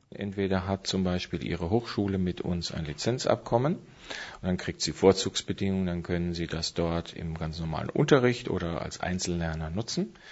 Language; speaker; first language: German; native; German